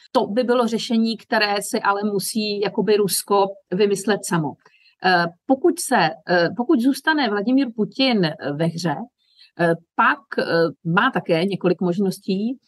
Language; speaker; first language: Czech; native; Czech